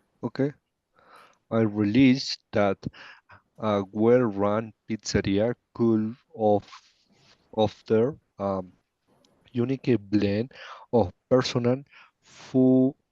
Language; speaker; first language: English; non-native, learner; Spanish